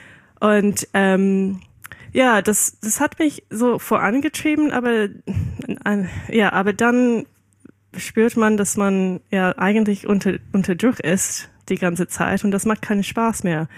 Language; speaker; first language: German; non-native, fluent; English